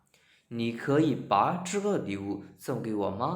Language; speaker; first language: Chinese; non-native, fluent; Burmese